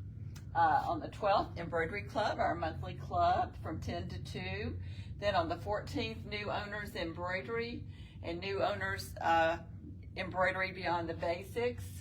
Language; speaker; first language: English; native; English